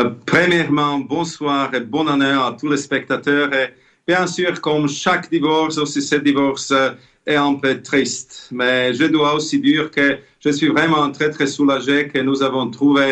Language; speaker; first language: French; non-native, fluent; Slovak